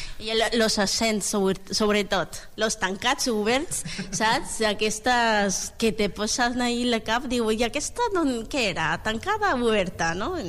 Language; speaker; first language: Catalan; non-native, learner; Spanish